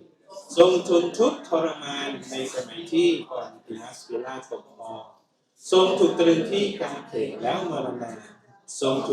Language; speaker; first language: Thai; native; Thai